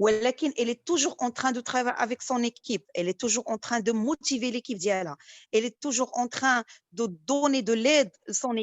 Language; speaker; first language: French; non-native, local second language; Arabic